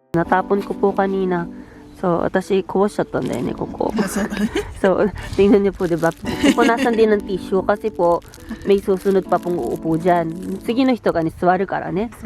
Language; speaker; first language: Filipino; early bilingual, heritage; Filipino